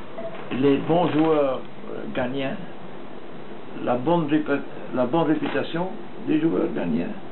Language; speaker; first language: French; non-native, fluent; Dutch